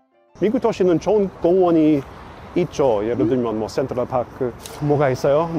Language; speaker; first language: Korean; non-native, fluent; English